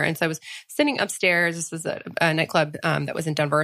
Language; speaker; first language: English; early bilingual, other home language; French